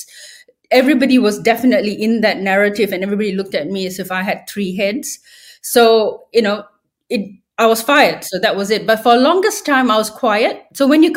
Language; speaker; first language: English; non-native, local second language; Tamil